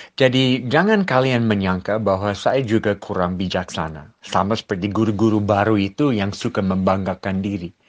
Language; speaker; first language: Malay; non-native, fluent; English